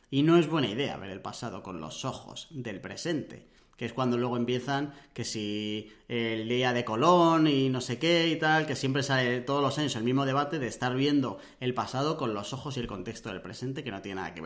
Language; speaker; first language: Spanish; native; Spanish